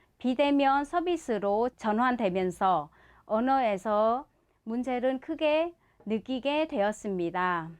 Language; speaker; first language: Korean; non-native, fluent; Vietnamese